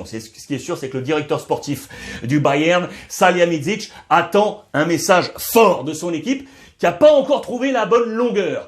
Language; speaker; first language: French; native; French